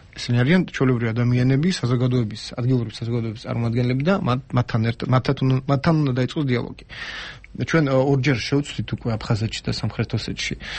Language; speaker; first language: Georgian; non-native, local second language; Armenian